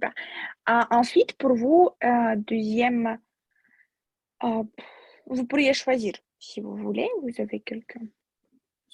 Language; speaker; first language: French; non-native, fluent; Russian